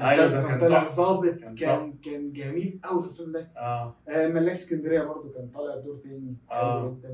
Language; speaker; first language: Arabic; native; Arabic